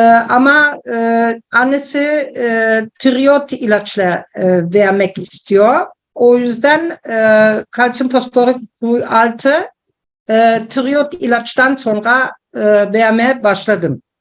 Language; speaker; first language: Turkish; non-native, learner; German